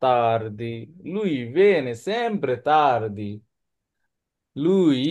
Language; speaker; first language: Italian; non-native, learner; Bangla